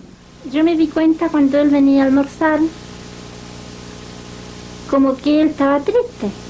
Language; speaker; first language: Spanish; native; Spanish